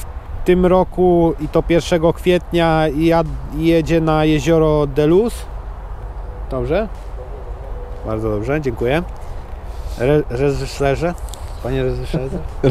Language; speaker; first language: Polish; native; Polish